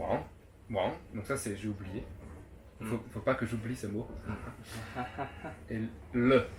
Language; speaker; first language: French; native; French